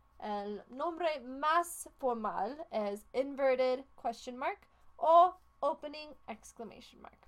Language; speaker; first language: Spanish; non-native, fluent; English